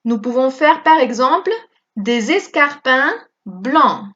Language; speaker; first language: French; non-native, fluent; Spanish